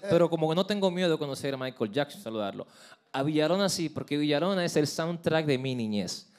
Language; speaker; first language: Spanish; native; Spanish